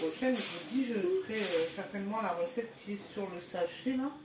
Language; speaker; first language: French; native; French